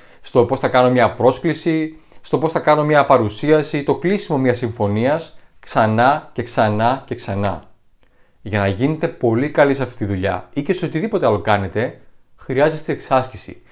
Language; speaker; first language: Greek; native; Greek